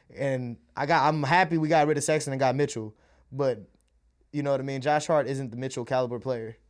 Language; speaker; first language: English; early bilingual, other home language; Malayalam